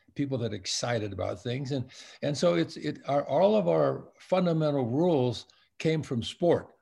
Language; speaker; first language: English; native; English